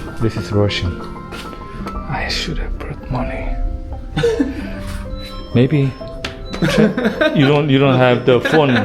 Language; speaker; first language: English; non-native, learner; Korean